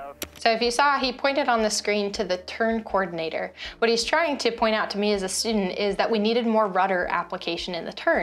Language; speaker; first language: English; native; English